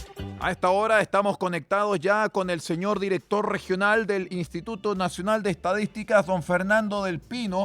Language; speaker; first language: Spanish; native; Spanish